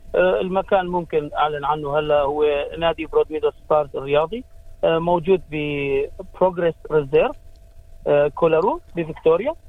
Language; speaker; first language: Arabic; native; Arabic